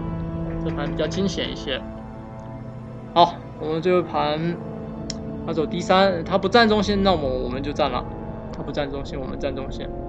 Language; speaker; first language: Chinese; native; Chinese